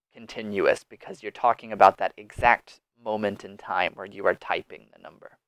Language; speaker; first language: English; native; English